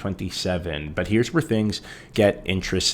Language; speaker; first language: English; native; English